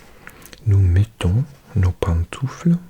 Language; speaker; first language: French; non-native, learner; English